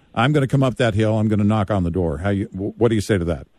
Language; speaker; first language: English; native; English